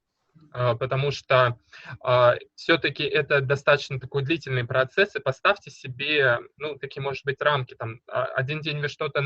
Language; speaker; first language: Russian; native; Russian